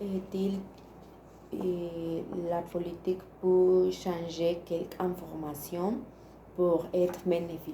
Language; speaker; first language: French; non-native, learner; Spanish